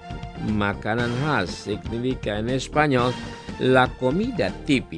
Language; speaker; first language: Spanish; non-native, fluent; Indonesian